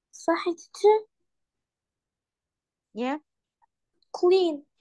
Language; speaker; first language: English; non-native, learner; Arabic